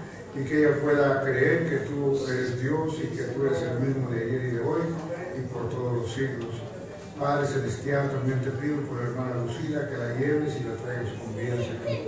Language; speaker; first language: Spanish; native; Spanish